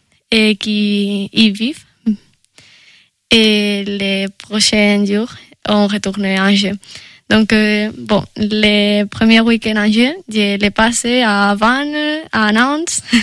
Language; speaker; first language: French; non-native, fluent; Spanish